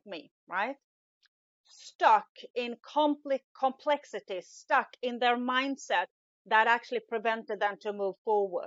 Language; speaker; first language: English; non-native, fluent; Swedish